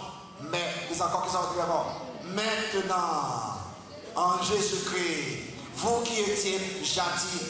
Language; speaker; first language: French; non-native, local second language; Haitian Creole